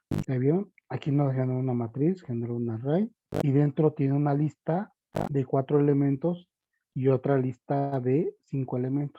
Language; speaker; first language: Spanish; native; Spanish